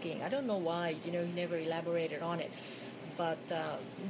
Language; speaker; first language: English; non-native, fluent; Hungarian